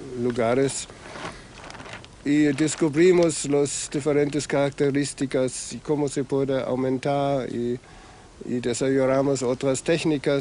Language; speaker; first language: Spanish; non-native, fluent; German